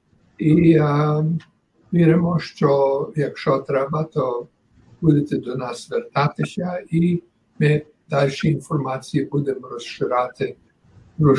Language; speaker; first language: Ukrainian; early bilingual, heritage; Ukrainian